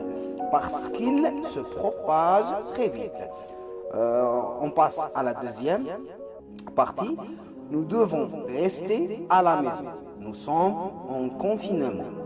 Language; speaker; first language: French; non-native, local second language; Arabic